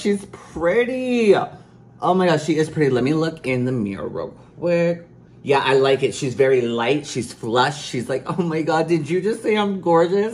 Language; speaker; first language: English; early bilingual, other home language; Spanish